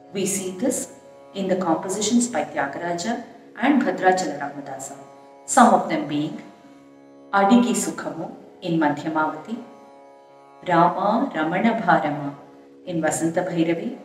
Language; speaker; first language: English; non-native, local second language; Tamil